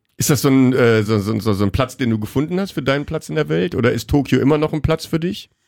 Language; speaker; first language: German; native; German